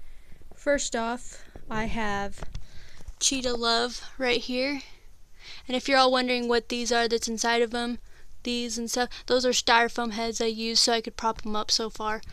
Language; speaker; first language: English; native; English